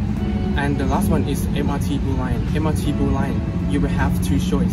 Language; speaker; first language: English; non-native, learner; Thai